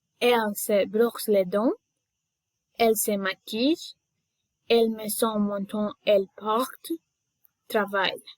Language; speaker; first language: French; non-native, learner; Spanish